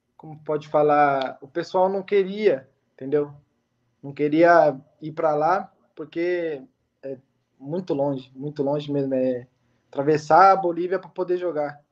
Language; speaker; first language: Portuguese; native; Portuguese